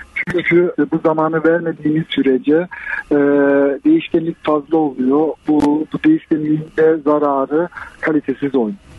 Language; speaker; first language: Turkish; early bilingual, heritage; Turkish